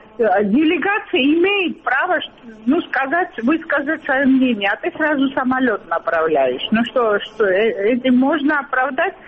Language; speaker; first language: Russian; non-native, local second language; Georgian